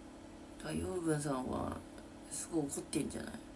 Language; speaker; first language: Japanese; native; Japanese